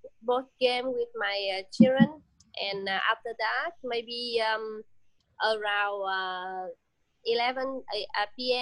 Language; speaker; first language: English; non-native, learner; Vietnamese